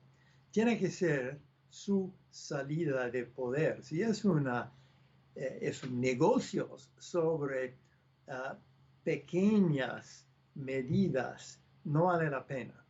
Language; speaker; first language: Spanish; non-native, fluent; English